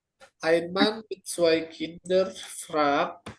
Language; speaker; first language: German; non-native, fluent; Indonesian